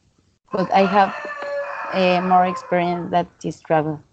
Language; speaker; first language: English; non-native, learner; Spanish